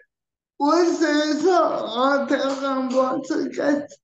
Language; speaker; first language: French; early bilingual, other home language; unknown